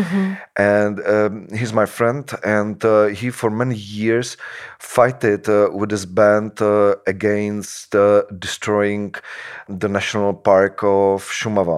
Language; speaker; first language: English; non-native, fluent; Czech